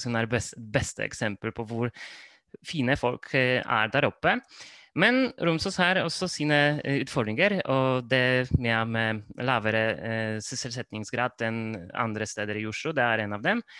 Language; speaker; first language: Norwegian; non-native, fluent; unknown